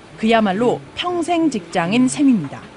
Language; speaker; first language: Korean; native; Korean